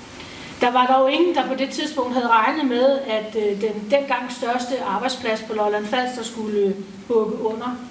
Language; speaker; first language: Danish; native; Danish